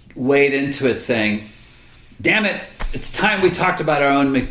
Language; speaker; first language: English; early bilingual, other home language; Swiss German